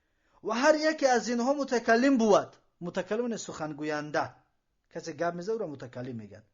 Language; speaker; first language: Persian; native; Persian